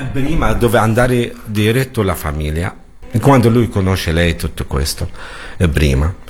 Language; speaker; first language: Italian; non-native, learner; Arabic